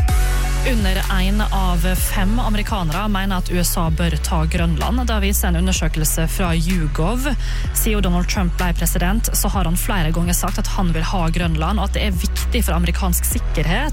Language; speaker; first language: Norwegian; native; Norwegian